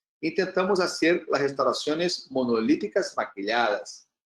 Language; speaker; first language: Spanish; non-native, learner; Portuguese